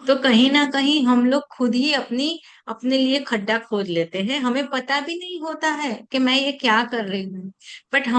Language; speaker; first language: Hindi; non-native, local second language; Gujarati